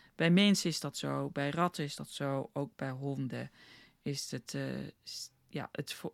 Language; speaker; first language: Dutch; early bilingual, heritage; Afrikaans